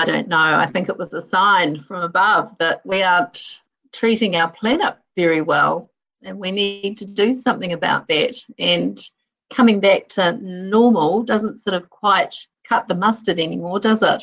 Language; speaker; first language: English; native; English